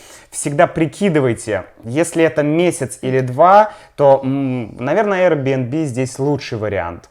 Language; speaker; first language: Russian; native; Russian